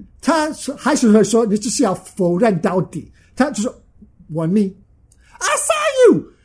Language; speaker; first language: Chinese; non-native, fluent; English